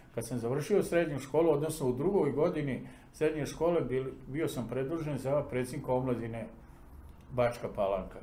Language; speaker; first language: Serbian; non-native, local second language; Romany